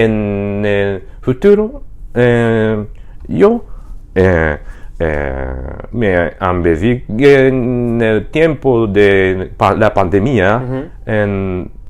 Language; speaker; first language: Spanish; non-native, learner; Japanese